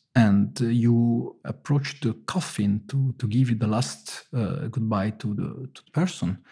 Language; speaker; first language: English; non-native, fluent; Italian